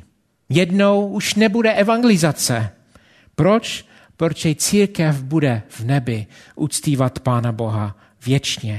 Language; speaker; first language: Czech; non-native, fluent; English